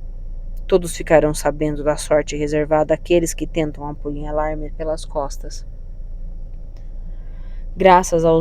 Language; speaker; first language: Portuguese; native; Portuguese